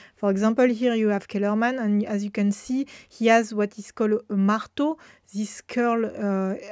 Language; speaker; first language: English; non-native, fluent; French